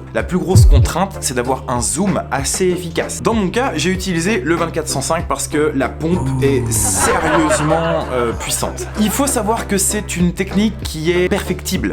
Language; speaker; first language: French; native; French